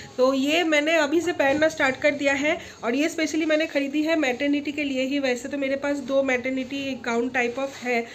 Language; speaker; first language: Hindi; non-native, local second language; Bangla